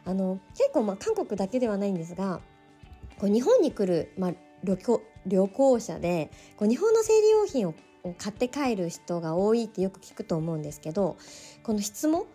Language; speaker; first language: Japanese; native; Japanese